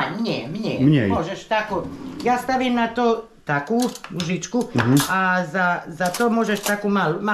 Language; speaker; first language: Polish; non-native, learner; Croatian